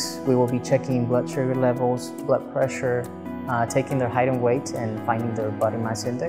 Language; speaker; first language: English; native; English